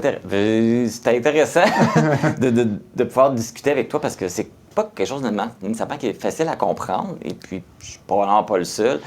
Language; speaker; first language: French; native; French